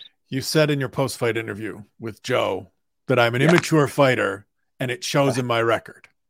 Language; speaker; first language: English; native; English